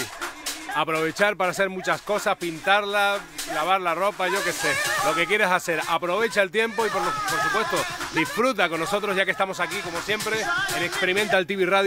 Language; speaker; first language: Spanish; native; Spanish